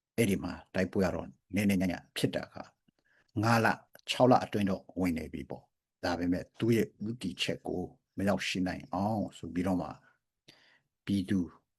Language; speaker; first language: Burmese; non-native, local second language; Hakha Chin